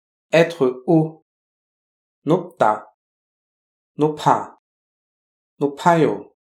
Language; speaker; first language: Korean; non-native, fluent; French